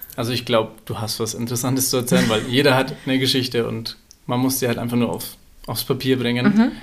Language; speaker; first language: German; native; German